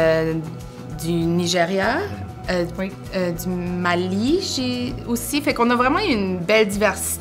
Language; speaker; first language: French; native; French